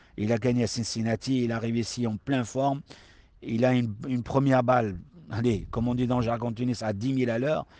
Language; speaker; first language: French; non-native, local second language; Arabic